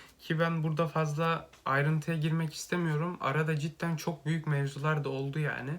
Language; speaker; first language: Turkish; native; Turkish